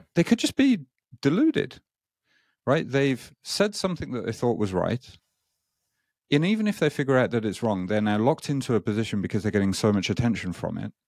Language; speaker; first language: English; native; English